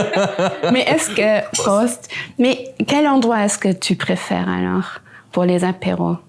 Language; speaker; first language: French; non-native, local second language; Luxembourgish